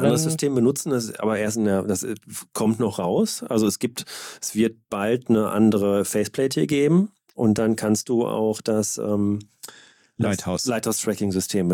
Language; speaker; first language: German; native; German